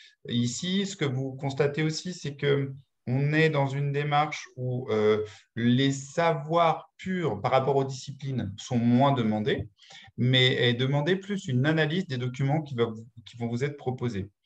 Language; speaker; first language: French; native; French